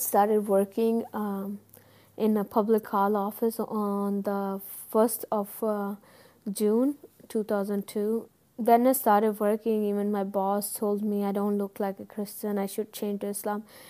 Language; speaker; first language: English; non-native, local second language; Punjabi